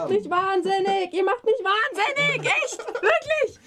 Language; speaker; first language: German; native; German